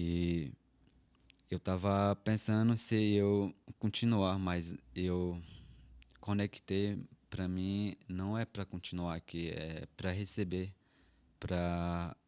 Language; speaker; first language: Portuguese; non-native, local second language; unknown